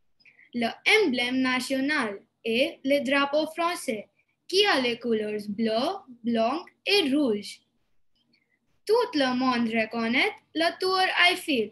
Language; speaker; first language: French; non-native, learner; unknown